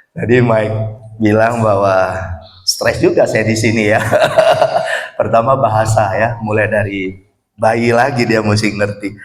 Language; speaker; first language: Indonesian; native; Indonesian